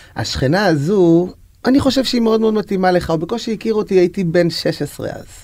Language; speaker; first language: Hebrew; native; Hebrew